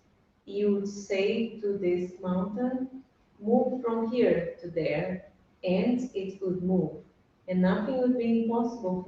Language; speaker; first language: English; non-native, fluent; Portuguese